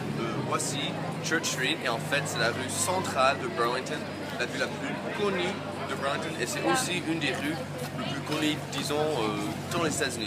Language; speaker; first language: French; non-native, fluent; English